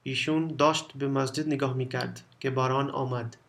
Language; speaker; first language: Persian; non-native, fluent; Urdu